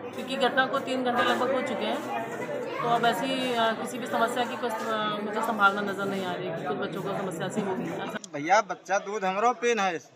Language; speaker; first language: Hindi; native; Hindi